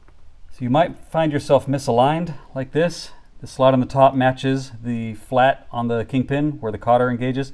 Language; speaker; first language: English; native; English